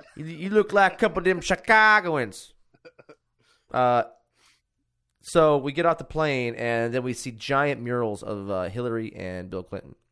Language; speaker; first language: English; native; English